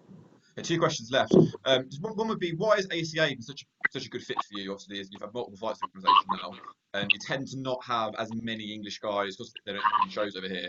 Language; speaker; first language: English; native; English